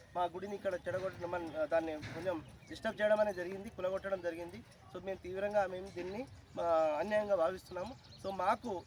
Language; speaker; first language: Telugu; non-native, local second language; Lambadi